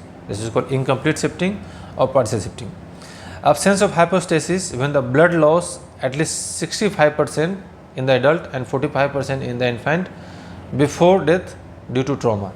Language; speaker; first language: English; non-native, local second language; Hindi